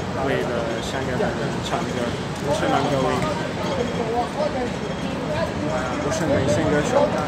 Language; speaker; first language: Chinese; non-native, learner; Italian